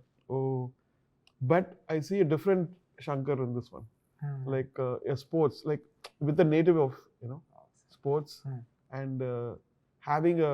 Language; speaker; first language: Telugu; non-native, learner; Tamil